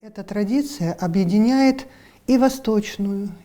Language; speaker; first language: Ukrainian; native; Ukrainian